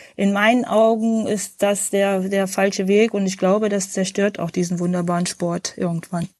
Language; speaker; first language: German; native; German